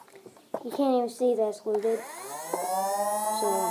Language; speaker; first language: English; native; English